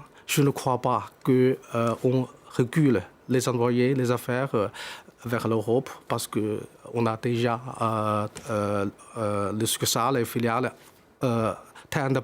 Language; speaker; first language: French; non-native, fluent; Chinese